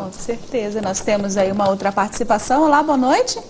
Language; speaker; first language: Portuguese; native; Portuguese